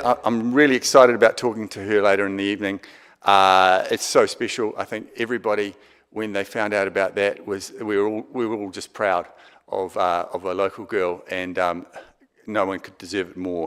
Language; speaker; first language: English; native; English